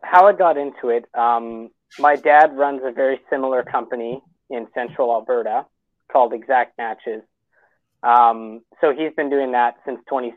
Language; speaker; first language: English; native; English